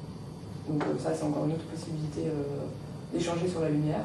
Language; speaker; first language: French; native; French